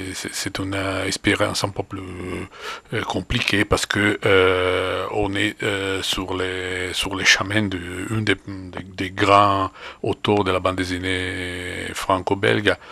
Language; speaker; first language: French; non-native, fluent; Italian